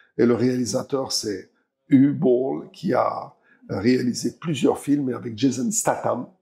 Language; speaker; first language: French; early bilingual, other home language; Arabic